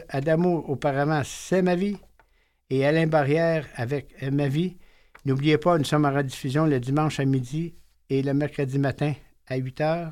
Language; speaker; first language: French; native; French